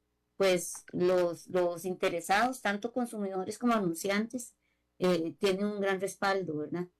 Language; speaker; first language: Spanish; native; Spanish